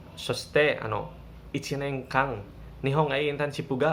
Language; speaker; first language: Japanese; non-native, learner; Indonesian